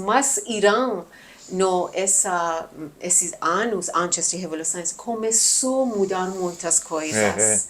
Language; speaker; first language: Portuguese; non-native, learner; Persian